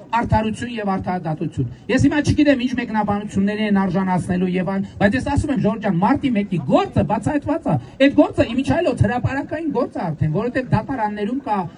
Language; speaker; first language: Armenian; native; Armenian